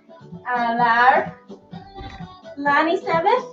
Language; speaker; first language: Welsh; non-native, local second language; English